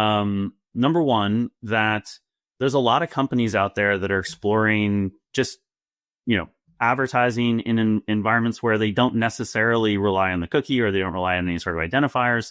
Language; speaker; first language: English; native; English